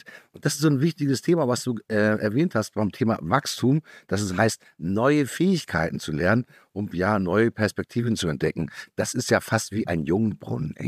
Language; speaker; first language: German; native; German